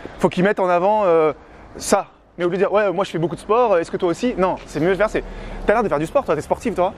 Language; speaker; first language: French; native; French